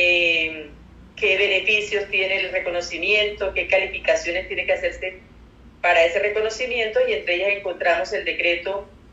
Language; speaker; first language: Spanish; native; Spanish